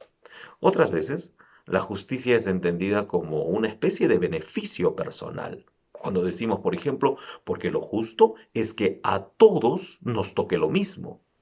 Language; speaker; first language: Spanish; native; Spanish